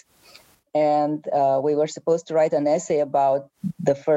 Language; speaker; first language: English; non-native, fluent; Romanian